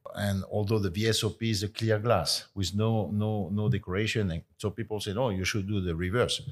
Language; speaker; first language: English; non-native, fluent; French